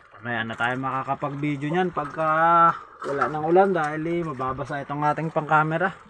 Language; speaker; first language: Filipino; native; Filipino